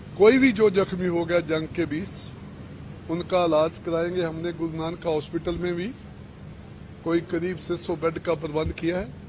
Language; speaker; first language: Hindi; non-native, local second language; Punjabi